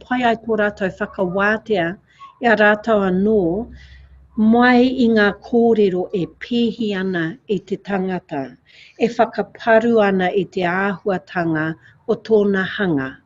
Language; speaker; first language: Māori; non-native, local second language; English